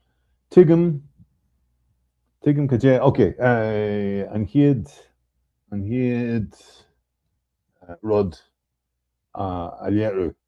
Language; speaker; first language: Irish; non-native, learner; English